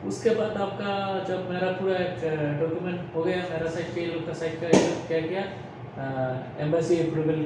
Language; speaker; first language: Hindi; non-native, learner; Bangla